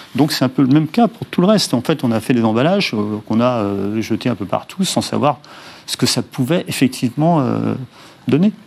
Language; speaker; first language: French; native; French